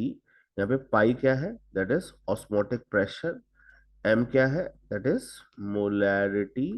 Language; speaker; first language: Hindi; native; Hindi